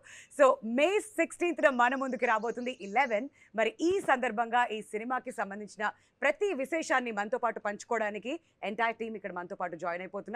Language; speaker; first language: Telugu; native; Telugu